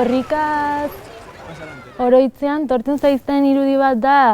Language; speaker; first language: Basque; native; Basque